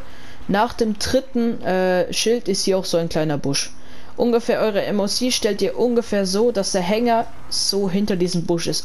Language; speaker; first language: German; native; German